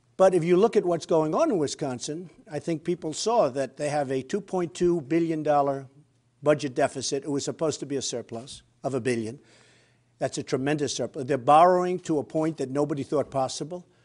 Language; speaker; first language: English; native; English